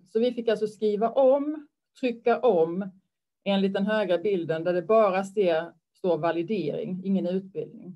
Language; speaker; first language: Swedish; native; Swedish